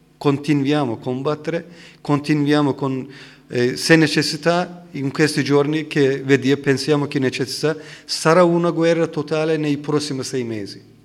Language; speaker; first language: Italian; non-native, learner; Turkish